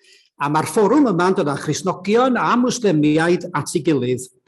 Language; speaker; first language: Welsh; native; Welsh